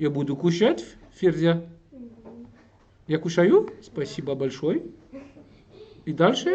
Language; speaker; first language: Russian; non-native, learner; French